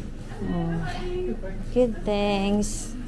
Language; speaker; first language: English; non-native, learner; Filipino